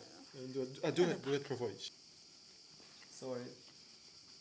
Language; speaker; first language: Albanian; non-native, learner; Japanese